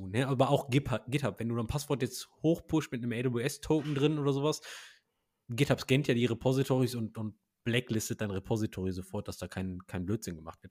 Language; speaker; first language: German; native; German